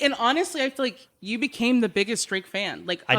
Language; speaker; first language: English; native; English